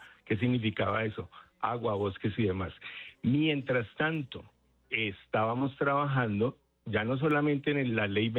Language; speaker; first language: Spanish; native; Spanish